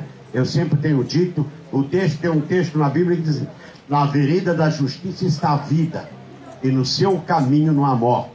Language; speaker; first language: Portuguese; native; Portuguese